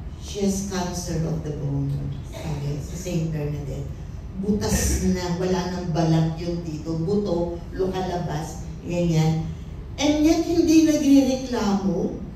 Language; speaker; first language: Filipino; native; Filipino